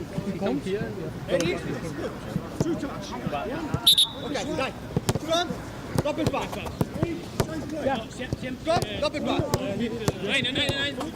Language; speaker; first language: German; non-native, learner; Italian